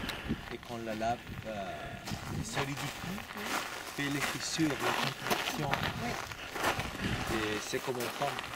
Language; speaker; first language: French; non-native, learner; Spanish